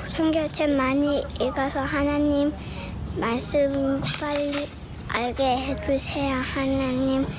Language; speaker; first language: Korean; early bilingual, heritage; English